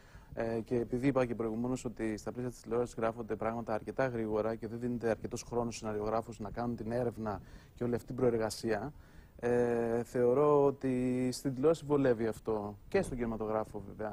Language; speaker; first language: Greek; native; Greek